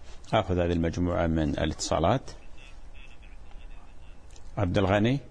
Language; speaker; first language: Arabic; native; Arabic